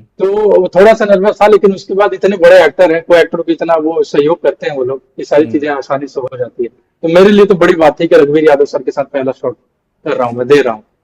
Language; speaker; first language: Hindi; non-native, local second language; Bhojpuri